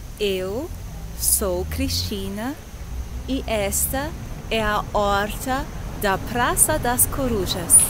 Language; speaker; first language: Portuguese; non-native, fluent; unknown